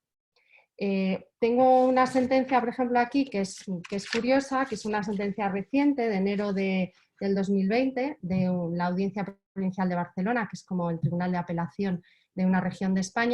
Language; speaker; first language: Spanish; native; Spanish